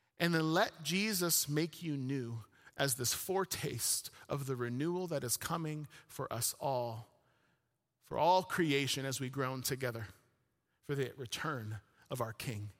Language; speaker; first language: English; early bilingual, other home language; Arabic